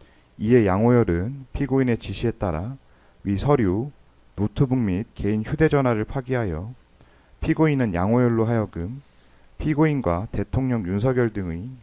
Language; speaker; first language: Korean; native; Korean